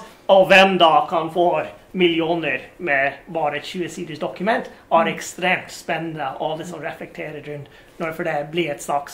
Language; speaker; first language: Norwegian; non-native, fluent; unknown